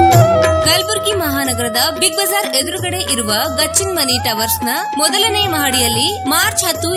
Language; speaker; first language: Kannada; native; Kannada